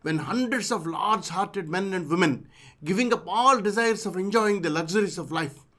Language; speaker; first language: English; non-native, local second language; Telugu